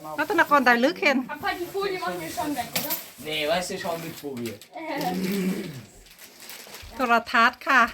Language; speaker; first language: Thai; native; Thai